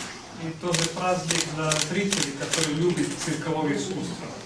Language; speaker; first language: Russian; non-native, learner; Hungarian